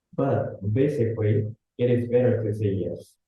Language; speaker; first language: English; non-native, learner; Japanese